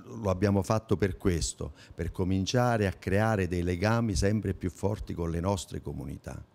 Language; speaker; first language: Italian; native; Italian